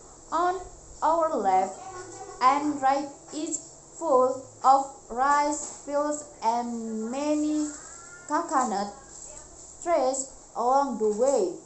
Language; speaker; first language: English; non-native, learner; Indonesian